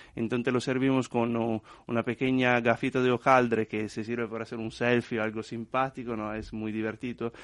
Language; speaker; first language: Spanish; non-native, fluent; Italian